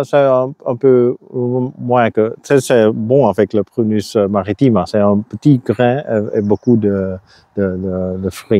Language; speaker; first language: French; non-native, local second language; Dutch